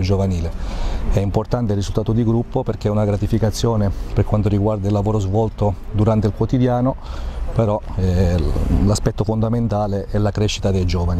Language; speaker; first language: Italian; native; Italian